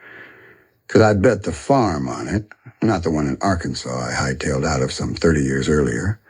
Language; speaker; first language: English; native; English